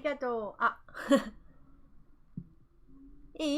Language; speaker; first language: Japanese; non-native, learner; Vietnamese